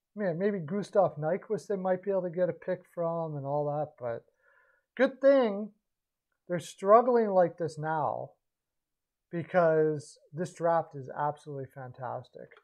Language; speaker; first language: English; native; English